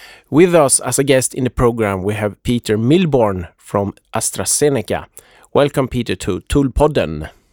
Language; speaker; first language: English; non-native, fluent; Swedish